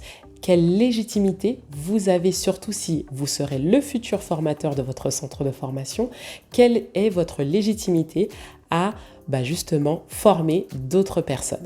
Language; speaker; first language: French; native; French